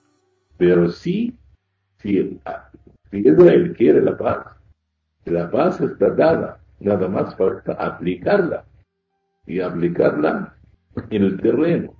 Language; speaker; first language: Spanish; non-native, fluent; Arabic